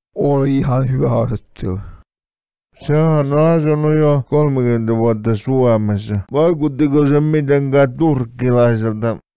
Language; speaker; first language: Finnish; native; Finnish